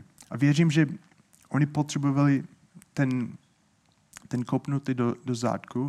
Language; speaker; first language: Czech; non-native, fluent; English